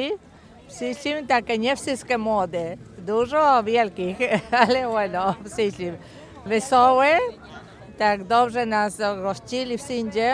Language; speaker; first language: Polish; early bilingual, heritage; Polish